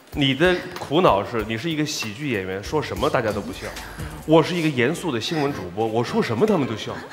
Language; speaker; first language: Chinese; native; Chinese